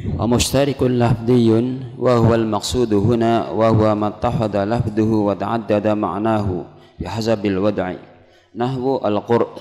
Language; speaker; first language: Arabic; non-native, fluent; Indonesian